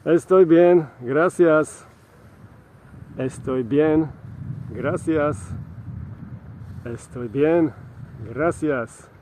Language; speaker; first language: Spanish; non-native, learner; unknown